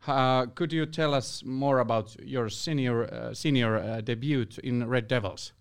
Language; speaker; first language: English; non-native, fluent; Finnish